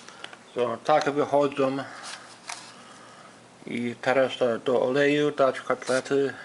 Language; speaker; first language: Polish; early bilingual, heritage; Polish